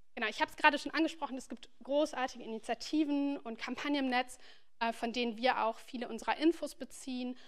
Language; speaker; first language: German; native; German